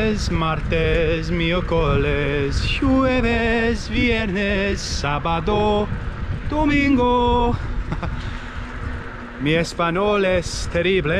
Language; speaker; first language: Spanish; non-native, learner; English